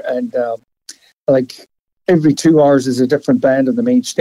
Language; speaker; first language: English; native; English